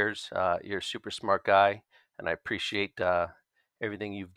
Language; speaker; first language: English; native; English